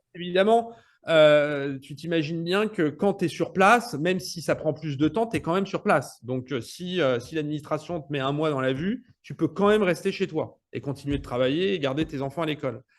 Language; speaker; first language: French; native; French